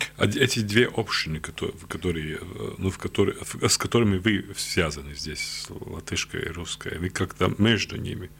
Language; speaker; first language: Russian; non-native, local second language; Latvian